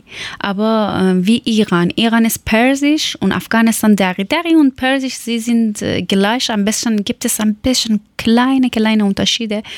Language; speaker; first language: German; non-native, learner; Persian